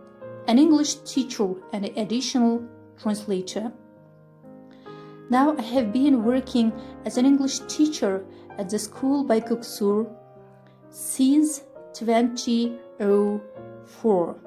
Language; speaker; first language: English; non-native, fluent; Kyrgyz